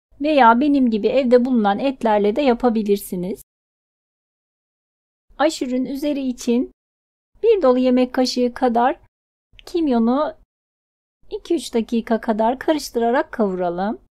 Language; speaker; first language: Turkish; native; Turkish